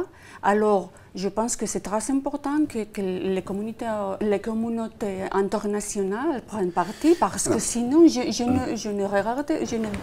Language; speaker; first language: French; non-native, fluent; Spanish